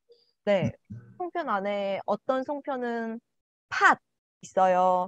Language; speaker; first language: Korean; non-native, learner; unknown